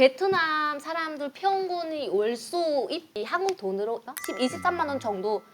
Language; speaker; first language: Korean; non-native, fluent; Vietnamese